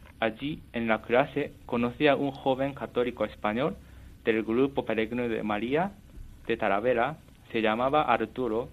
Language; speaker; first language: Spanish; non-native, fluent; Japanese